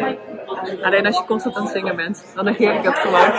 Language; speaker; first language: Dutch; native; Dutch